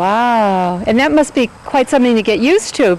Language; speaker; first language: English; native; English